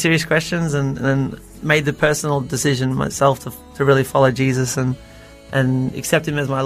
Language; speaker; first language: English; native; English